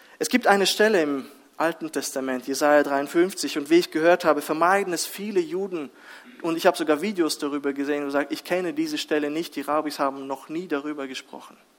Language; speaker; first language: German; early bilingual, other home language; Russian